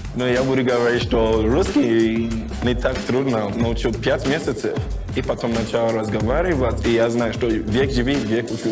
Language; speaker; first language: Russian; non-native, learner; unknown